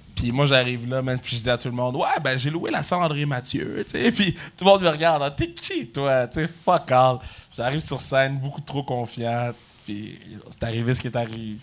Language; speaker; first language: French; native; French